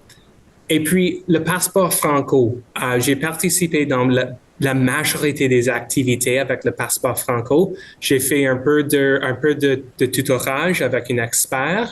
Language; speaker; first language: French; non-native, local second language; English